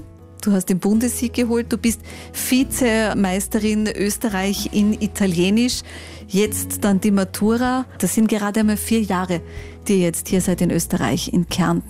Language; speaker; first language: German; native; German